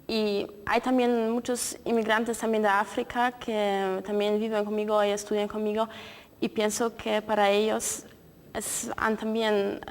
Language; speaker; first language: Spanish; non-native, fluent; Polish